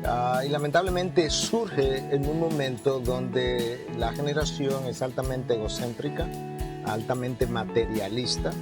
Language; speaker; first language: Spanish; native; Spanish